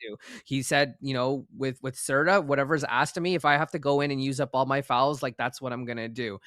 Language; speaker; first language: English; native; English